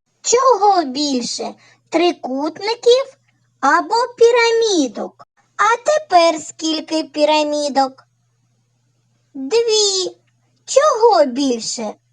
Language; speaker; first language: Ukrainian; native; Ukrainian